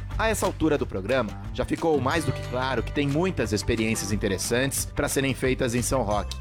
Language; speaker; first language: Portuguese; native; Portuguese